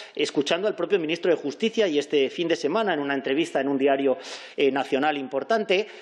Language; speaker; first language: Spanish; native; Spanish